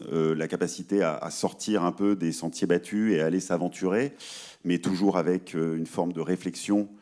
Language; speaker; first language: French; native; French